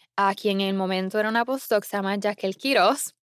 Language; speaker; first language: Spanish; native; Spanish